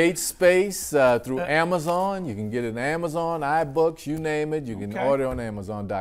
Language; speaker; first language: English; native; English